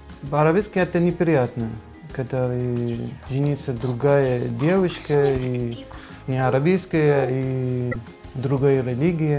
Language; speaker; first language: Russian; non-native, learner; Arabic